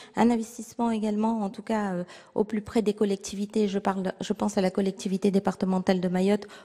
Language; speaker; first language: French; native; French